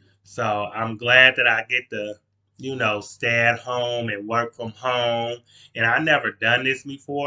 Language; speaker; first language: English; native; English